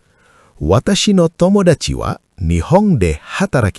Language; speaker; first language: Japanese; non-native, fluent; Indonesian